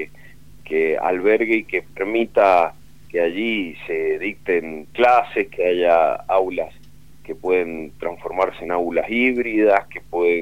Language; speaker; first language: Spanish; native; Spanish